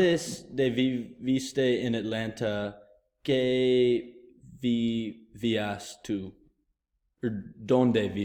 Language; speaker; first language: Spanish; non-native, learner; English